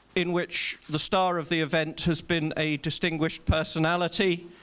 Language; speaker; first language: English; native; English